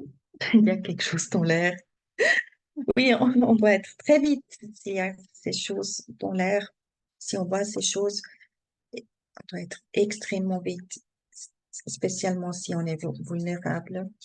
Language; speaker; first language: French; non-native, learner; German